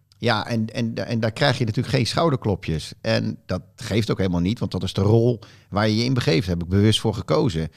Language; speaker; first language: Dutch; native; Dutch